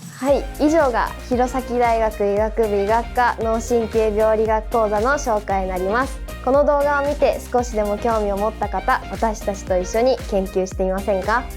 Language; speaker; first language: Japanese; native; Japanese